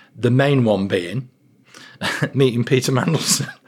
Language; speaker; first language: English; native; English